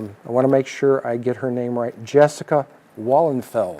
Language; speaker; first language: English; native; English